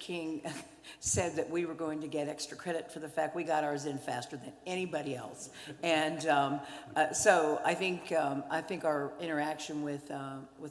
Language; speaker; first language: English; native; English